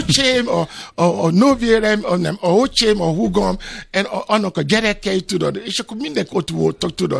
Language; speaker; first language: Hungarian; non-native, fluent; Yoruba